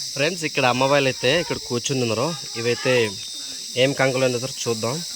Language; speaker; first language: Telugu; non-native, local second language; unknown